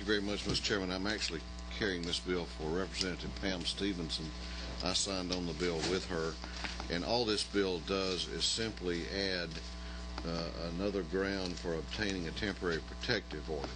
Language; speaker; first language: English; native; English